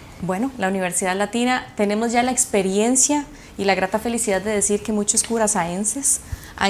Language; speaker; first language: Spanish; native; Spanish